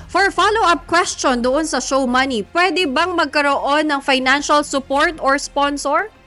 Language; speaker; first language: Filipino; native; Filipino